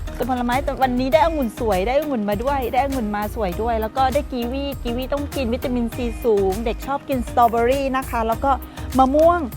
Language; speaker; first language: Thai; native; Thai